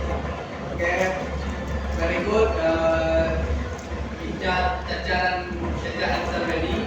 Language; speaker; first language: English; non-native, learner; Indonesian